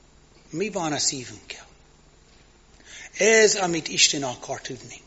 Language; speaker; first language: Hungarian; non-native, fluent; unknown